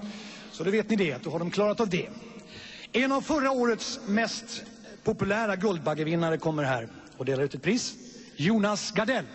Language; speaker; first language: Swedish; native; Swedish